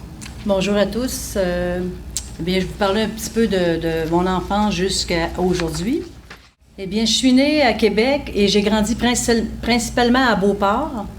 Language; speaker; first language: French; native; French